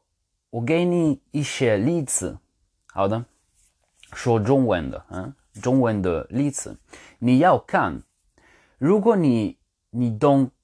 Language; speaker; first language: Chinese; non-native, learner; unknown